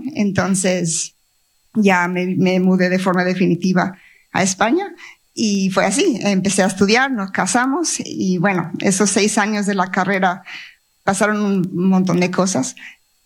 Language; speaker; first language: Spanish; native; Spanish